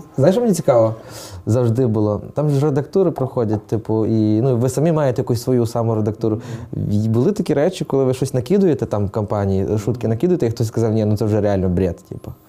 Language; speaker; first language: Ukrainian; native; Ukrainian